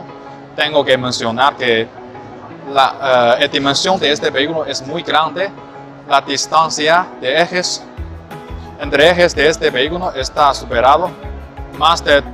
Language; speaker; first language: Spanish; non-native, learner; Chinese